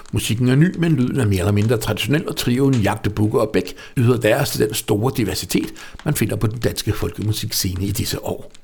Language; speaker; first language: Danish; native; Danish